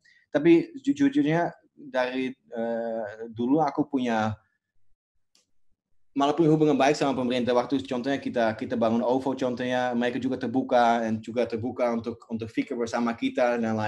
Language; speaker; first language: Indonesian; non-native, fluent; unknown